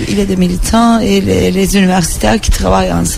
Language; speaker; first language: French; non-native, learner; Turkish